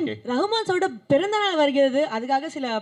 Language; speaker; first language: Tamil; native; Tamil